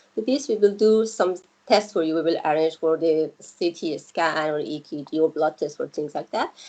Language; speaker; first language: English; non-native, fluent; Persian